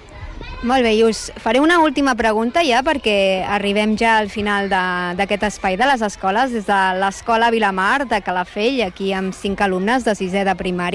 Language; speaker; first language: Catalan; native; Catalan